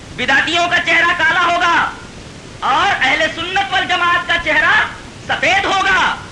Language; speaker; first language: Urdu; native; Urdu